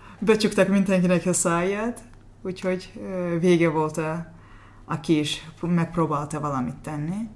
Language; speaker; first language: Hungarian; non-native, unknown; Azerbaijani